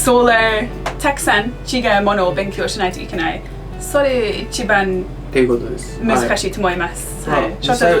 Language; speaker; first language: Japanese; non-native, learner; English